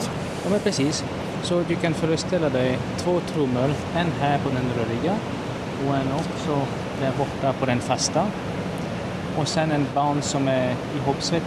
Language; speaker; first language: Swedish; non-native, fluent; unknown